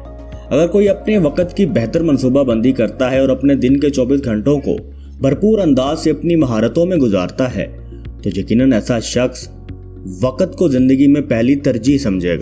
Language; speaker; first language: Urdu; native; Urdu